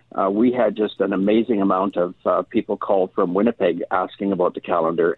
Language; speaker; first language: English; native; English